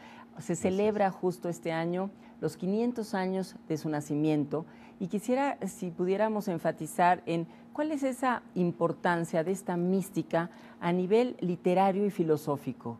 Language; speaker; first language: Spanish; native; Spanish